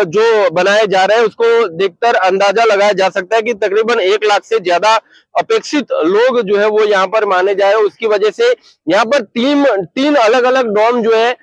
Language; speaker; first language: Hindi; non-native, local second language; Gujarati